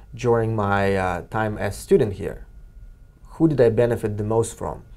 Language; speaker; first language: English; non-native, fluent; Russian